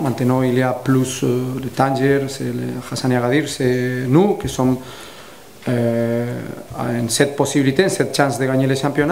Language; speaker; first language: French; non-native, learner; Spanish